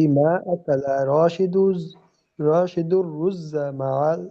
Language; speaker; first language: Arabic; non-native, learner; Bangla